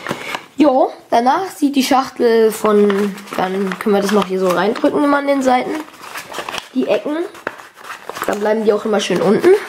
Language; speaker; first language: German; native; German